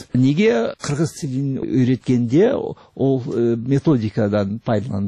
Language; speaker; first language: Kazakh; non-native, fluent; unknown